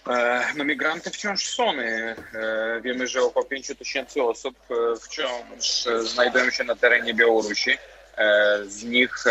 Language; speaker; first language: Polish; non-native, fluent; Belarusian